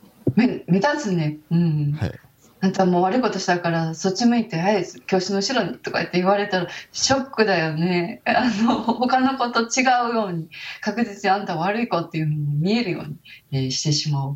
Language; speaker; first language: Japanese; native; Japanese